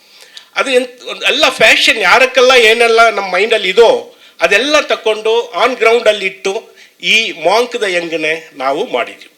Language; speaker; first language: Kannada; non-native, learner; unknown